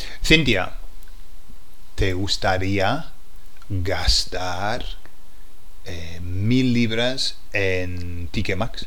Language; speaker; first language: Spanish; non-native, fluent; English